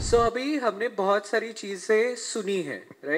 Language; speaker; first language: Hindi; non-native, local second language; Marathi